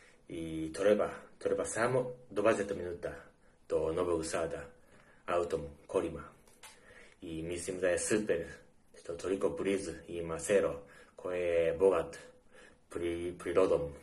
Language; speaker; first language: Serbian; non-native, learner; Japanese